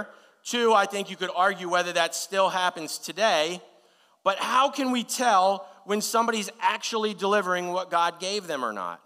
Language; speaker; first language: English; native; English